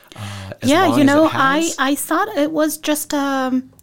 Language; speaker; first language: English; non-native, fluent; Ukrainian